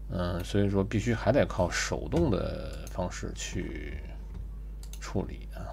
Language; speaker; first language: Chinese; native; Chinese